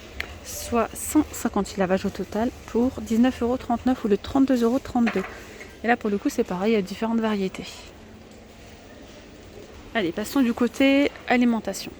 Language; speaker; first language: French; native; French